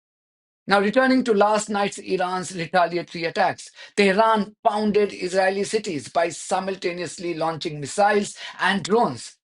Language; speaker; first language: English; non-native, local second language; Hindi